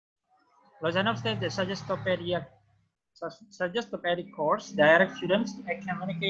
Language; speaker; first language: English; non-native, fluent; Indonesian